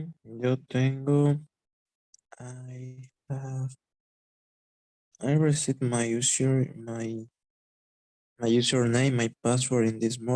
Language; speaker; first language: English; non-native, learner; Spanish